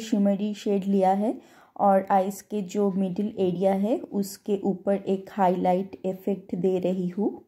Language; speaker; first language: Hindi; non-native, local second language; Bangla